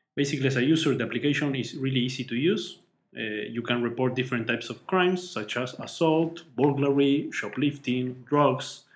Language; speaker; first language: English; non-native, fluent; Spanish